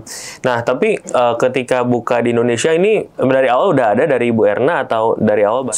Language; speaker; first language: Indonesian; native; Indonesian